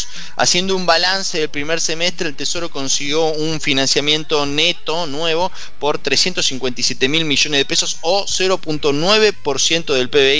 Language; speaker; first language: Spanish; native; Spanish